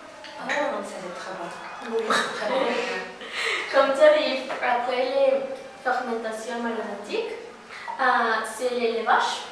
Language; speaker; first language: French; non-native, learner; Spanish